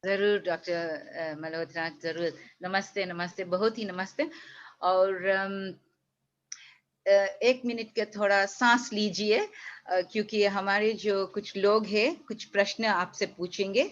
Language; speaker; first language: Hindi; early bilingual, heritage; Hindi